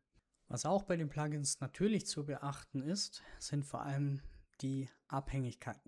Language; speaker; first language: German; native; German